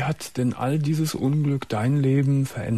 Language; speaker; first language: German; native; German